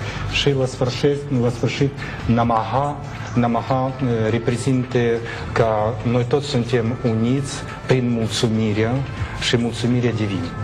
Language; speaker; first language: Romanian; non-native, learner; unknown